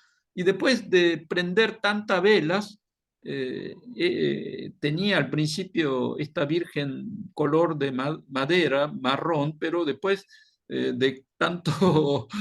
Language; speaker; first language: Spanish; non-native, fluent; Korean